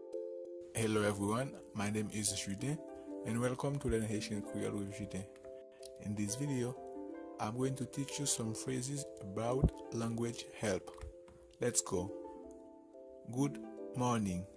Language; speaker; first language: English; non-native, fluent; Haitian Creole